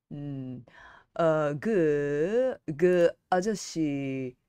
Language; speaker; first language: Korean; non-native, learner; English